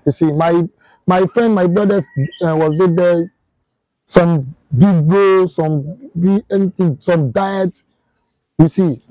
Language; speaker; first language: English; non-native, learner; French